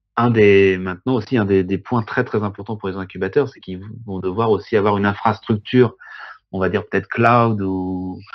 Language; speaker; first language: French; native; French